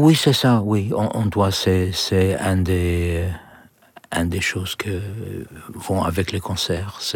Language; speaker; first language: French; non-native, learner; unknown